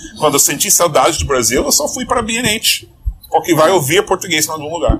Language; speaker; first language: Portuguese; non-native, fluent; English